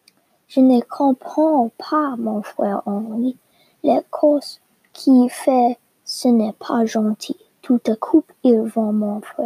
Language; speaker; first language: French; non-native, learner; English